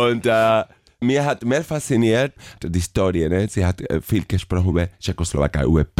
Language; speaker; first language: German; non-native, fluent; Spanish